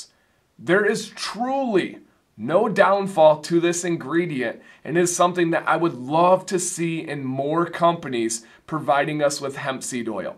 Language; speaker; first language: English; native; English